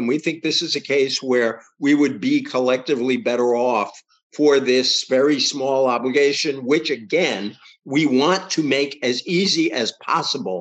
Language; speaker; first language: English; native; English